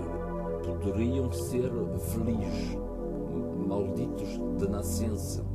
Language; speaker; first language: Portuguese; early bilingual, heritage; French